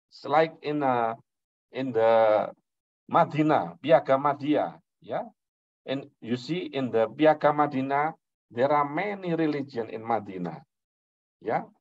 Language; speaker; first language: English; non-native, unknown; Indonesian